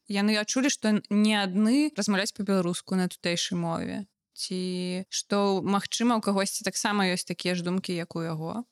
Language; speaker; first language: Belarusian; non-native, local second language; Russian